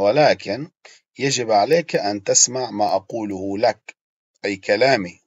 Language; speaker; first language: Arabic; non-native, fluent; Turkish